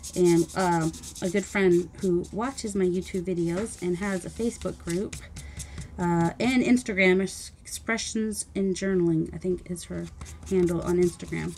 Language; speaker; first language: English; native; English